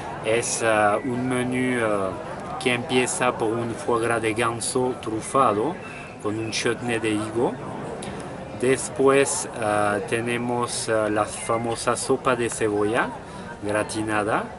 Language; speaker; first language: Spanish; non-native, fluent; French